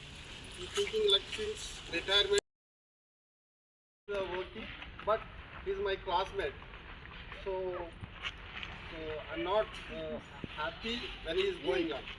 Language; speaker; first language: English; non-native, local second language; Telugu